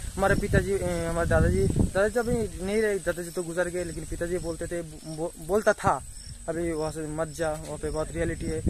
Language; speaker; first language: Hindi; non-native, local second language; Bangla